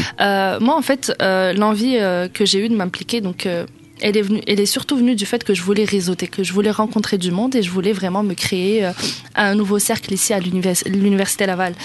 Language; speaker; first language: French; non-native, local second language; Arabic